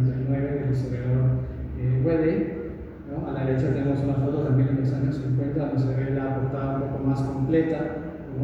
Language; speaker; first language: Spanish; native; Spanish